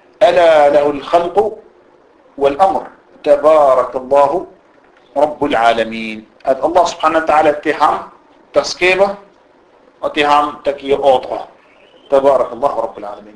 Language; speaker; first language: Danish; non-native, fluent; Arabic